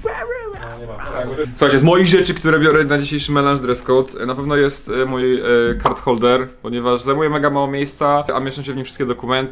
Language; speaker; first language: Polish; native; Polish